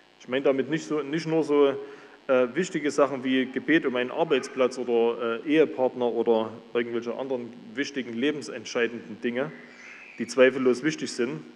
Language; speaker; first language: German; native; German